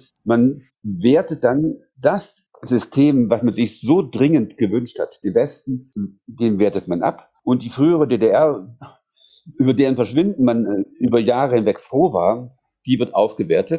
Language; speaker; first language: German; native; German